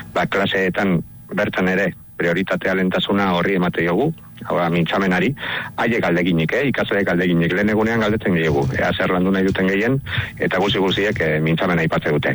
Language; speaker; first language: Basque; non-native, local second language; Spanish